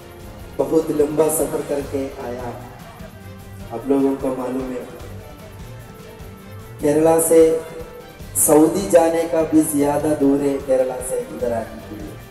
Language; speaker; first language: Hindi; non-native, learner; Malayalam